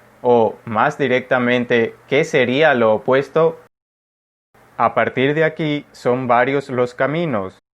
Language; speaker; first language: Spanish; native; Spanish